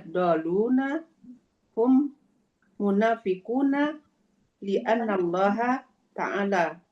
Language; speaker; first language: Arabic; non-native, learner; Indonesian